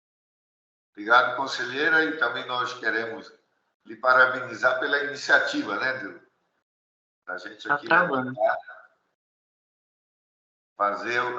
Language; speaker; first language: Portuguese; native; Portuguese